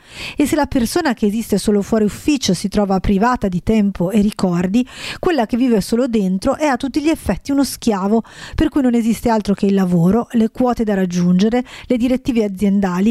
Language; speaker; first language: Italian; native; Italian